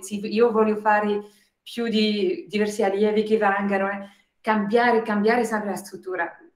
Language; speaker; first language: Italian; non-native, fluent; French